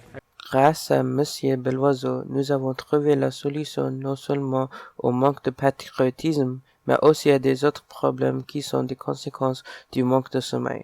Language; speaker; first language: French; non-native, learner; English